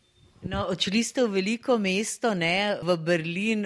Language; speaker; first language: Slovenian; native; Slovenian